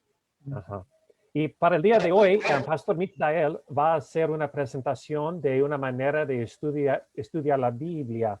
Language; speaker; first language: Spanish; non-native, fluent; English